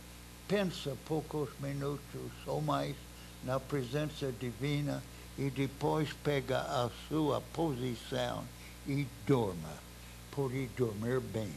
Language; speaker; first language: Portuguese; non-native, fluent; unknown